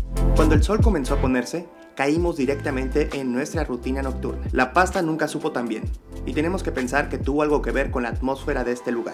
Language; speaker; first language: Spanish; native; Spanish